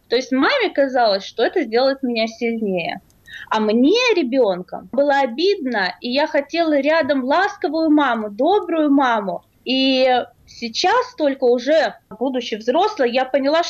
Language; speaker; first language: Russian; native; Russian